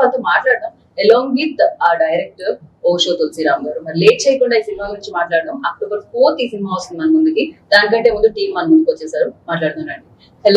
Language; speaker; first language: Telugu; native; Telugu